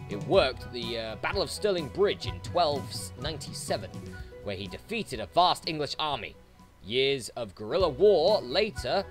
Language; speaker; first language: English; native; English